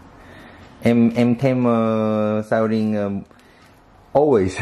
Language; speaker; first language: Vietnamese; non-native, learner; Korean